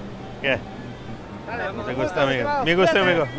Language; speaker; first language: Spanish; non-native, learner; Hindi